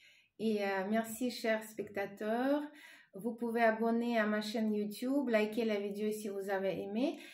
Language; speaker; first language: French; non-native, fluent; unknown